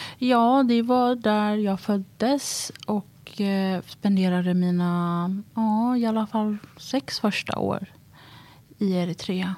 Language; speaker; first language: Swedish; early bilingual, other home language; Tigrinya